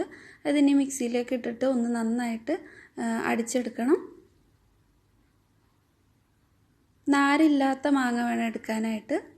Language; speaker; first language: Malayalam; native; Malayalam